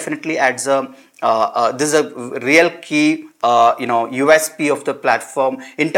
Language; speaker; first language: English; non-native, local second language; Malayalam